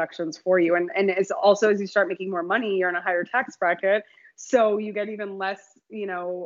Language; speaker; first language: English; native; English